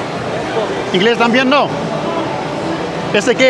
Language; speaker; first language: Spanish; non-native, learner; Hindi